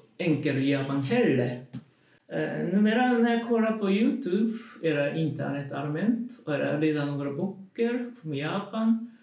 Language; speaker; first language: Swedish; non-native, learner; Japanese